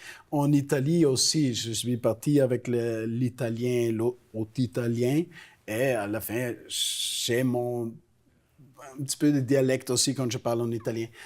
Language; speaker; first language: French; non-native, fluent; Italian